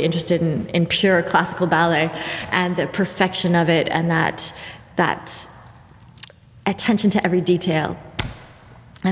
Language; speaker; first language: English; native; English